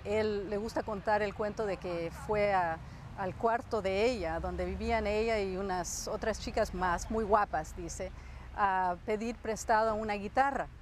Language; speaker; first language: Spanish; early bilingual, heritage; Spanish